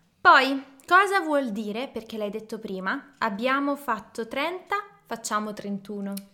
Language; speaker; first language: Italian; native; Italian